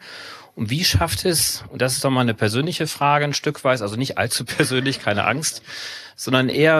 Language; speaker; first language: German; native; German